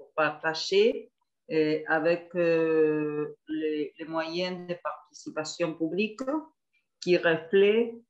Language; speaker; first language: French; non-native, fluent; Spanish